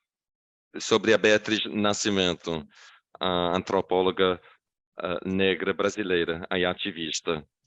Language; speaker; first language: Portuguese; non-native, fluent; English